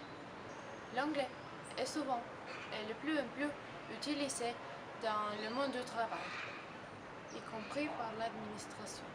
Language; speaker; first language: French; non-native, learner; Spanish